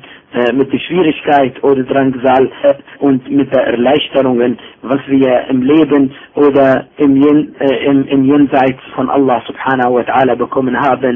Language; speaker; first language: German; non-native, fluent; Arabic